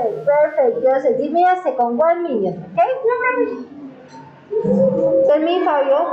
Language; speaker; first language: English; non-native, learner; Spanish